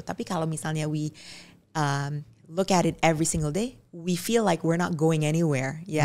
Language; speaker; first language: English; non-native, fluent; Indonesian